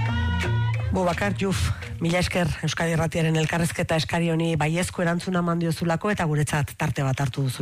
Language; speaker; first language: Basque; native; Basque